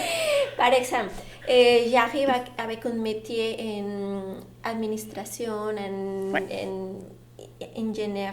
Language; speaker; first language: French; non-native, learner; Spanish